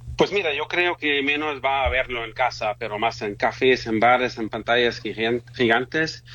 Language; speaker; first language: Spanish; non-native, fluent; German